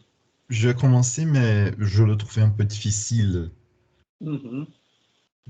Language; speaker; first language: French; non-native, learner; Portuguese